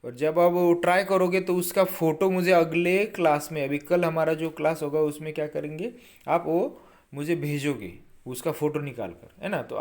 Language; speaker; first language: Hindi; non-native, local second language; Marathi